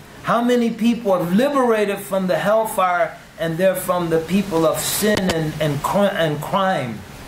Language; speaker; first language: English; native; English